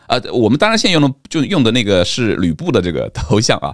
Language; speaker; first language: Chinese; native; Chinese